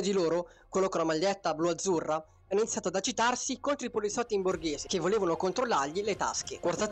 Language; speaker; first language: Italian; native; Italian